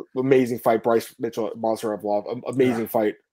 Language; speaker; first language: English; non-native, fluent; Dutch